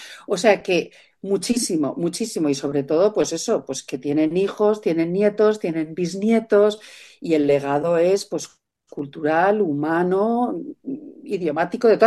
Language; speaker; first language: Spanish; native; Spanish